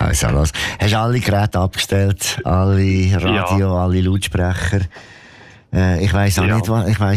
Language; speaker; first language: German; native; German